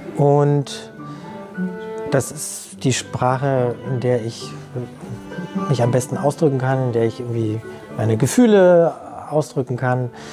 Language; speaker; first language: German; native; German